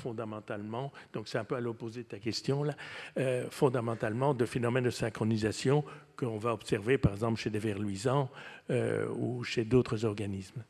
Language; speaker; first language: French; native; French